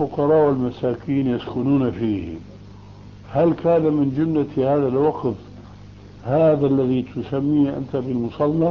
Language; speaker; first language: Arabic; early bilingual, other home language; Albanian